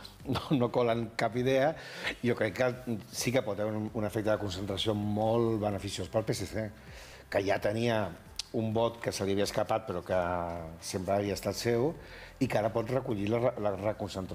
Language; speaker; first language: Catalan; native; Catalan